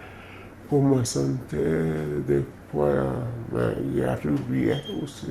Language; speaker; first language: French; non-native, learner; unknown